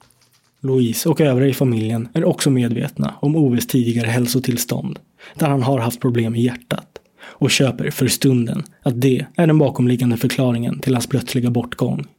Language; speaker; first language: Swedish; native; Swedish